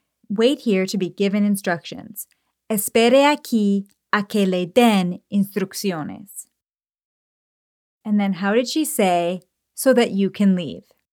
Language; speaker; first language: English; native; English